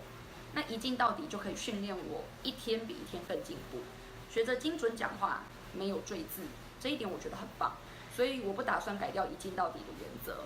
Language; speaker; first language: Chinese; native; Chinese